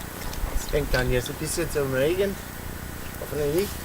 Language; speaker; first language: German; non-native, learner; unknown